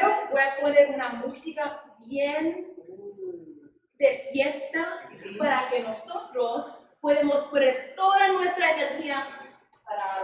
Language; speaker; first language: Spanish; non-native, fluent; English